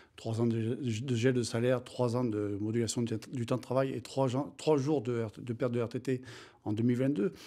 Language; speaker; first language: French; native; French